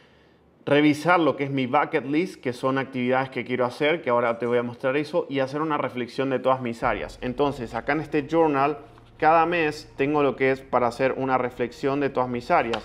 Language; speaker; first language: Spanish; native; Spanish